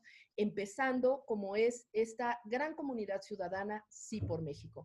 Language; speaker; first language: Spanish; native; Spanish